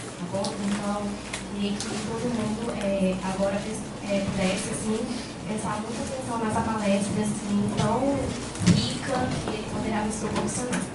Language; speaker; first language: Portuguese; native; Portuguese